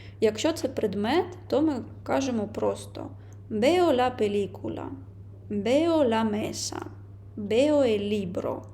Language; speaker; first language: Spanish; non-native, fluent; Ukrainian